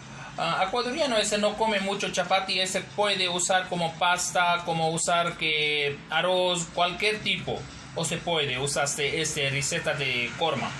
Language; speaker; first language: Spanish; non-native, learner; Urdu